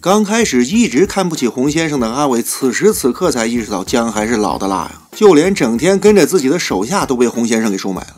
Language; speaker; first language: Chinese; native; Chinese